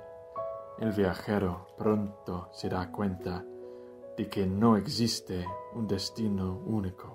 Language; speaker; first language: Spanish; non-native, fluent; English